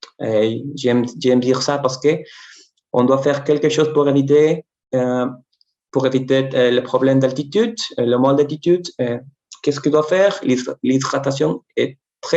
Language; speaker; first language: French; non-native, fluent; Spanish